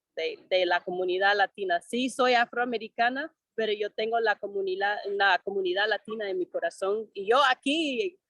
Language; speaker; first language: Spanish; non-native, fluent; English